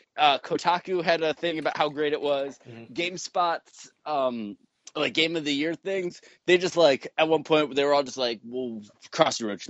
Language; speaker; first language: English; native; English